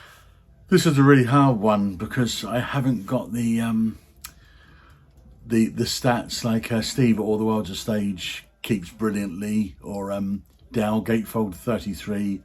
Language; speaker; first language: English; native; English